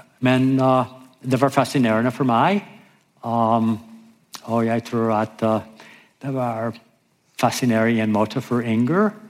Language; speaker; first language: Norwegian; non-native, fluent; English